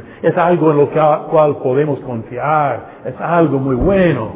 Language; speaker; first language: Spanish; non-native, fluent; English